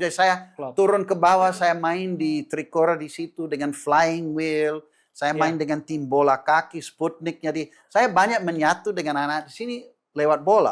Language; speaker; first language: Indonesian; non-native, fluent; English